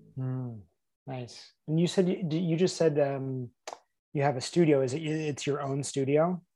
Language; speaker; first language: English; native; English